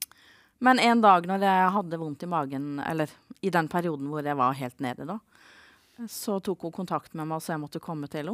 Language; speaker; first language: Norwegian; native; Norwegian